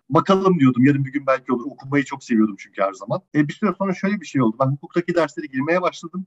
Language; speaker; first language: Turkish; native; Turkish